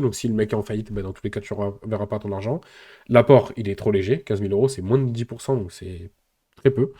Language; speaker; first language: French; native; French